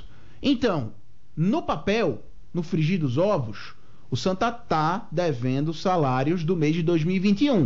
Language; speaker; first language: Portuguese; native; Portuguese